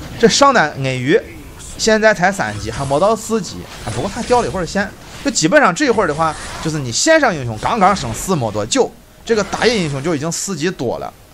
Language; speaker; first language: Chinese; native; Chinese